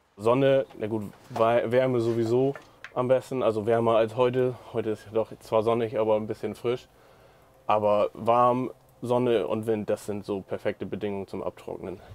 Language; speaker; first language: German; native; German